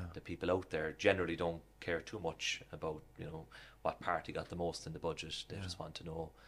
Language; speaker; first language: English; native; English